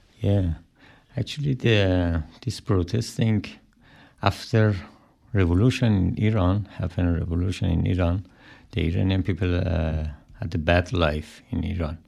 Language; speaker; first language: English; non-native, learner; Persian